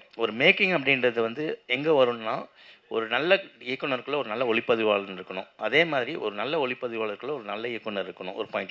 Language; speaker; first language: Tamil; native; Tamil